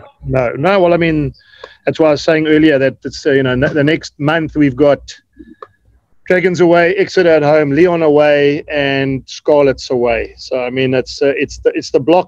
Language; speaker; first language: English; native; English